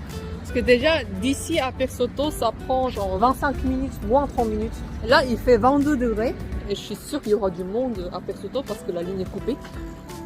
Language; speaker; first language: French; non-native, fluent; Korean